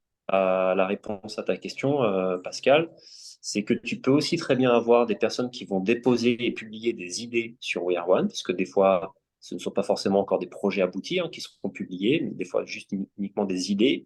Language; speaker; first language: French; native; French